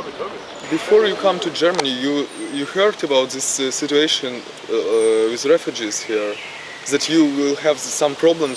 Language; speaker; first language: English; non-native, learner; German